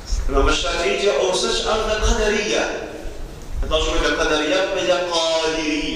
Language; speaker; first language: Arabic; non-native, fluent; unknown